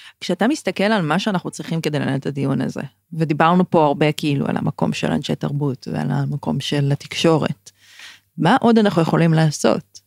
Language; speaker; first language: Hebrew; native; Hebrew